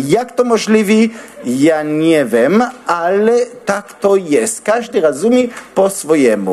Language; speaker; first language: Polish; non-native, learner; Hebrew